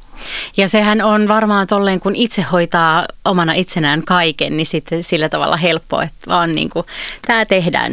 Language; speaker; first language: Finnish; native; Finnish